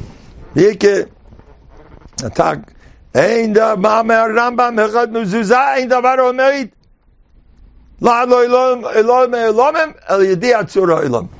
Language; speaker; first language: Hebrew; non-native, fluent; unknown